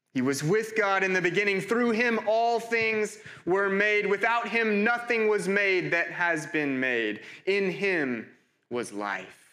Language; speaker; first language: English; native; English